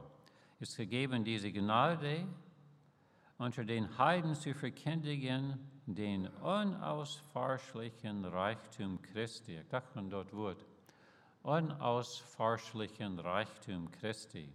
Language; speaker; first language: German; early bilingual, heritage; Plautdietsch